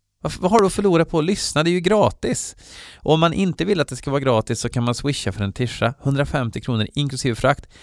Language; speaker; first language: Swedish; native; Swedish